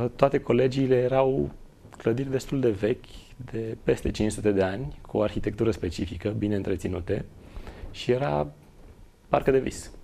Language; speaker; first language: Romanian; native; Romanian